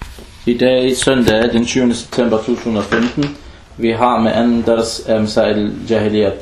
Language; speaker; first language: Danish; early bilingual, other home language; Arabic